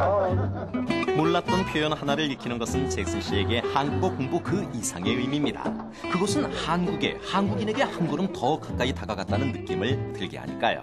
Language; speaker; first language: Korean; native; Korean